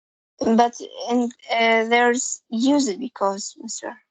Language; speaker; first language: English; non-native, learner; Central Kurdish